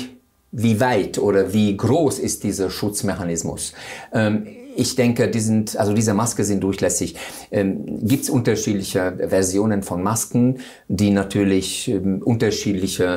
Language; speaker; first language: German; non-native, fluent; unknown